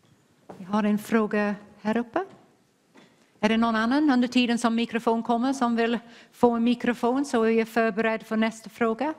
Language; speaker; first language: Swedish; non-native, fluent; English